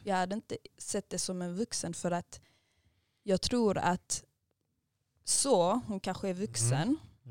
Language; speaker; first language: Swedish; early bilingual, other home language; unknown